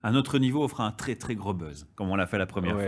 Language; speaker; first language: French; native; French